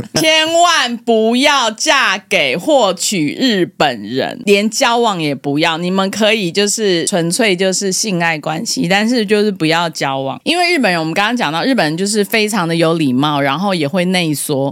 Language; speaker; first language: Chinese; native; Chinese